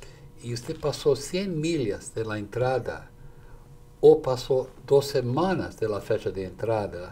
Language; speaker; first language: Spanish; non-native, fluent; Portuguese